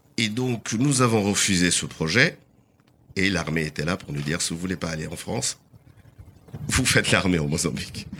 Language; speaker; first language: French; non-native, fluent; Portuguese